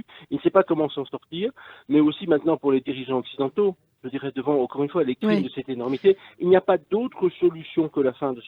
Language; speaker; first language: French; native; French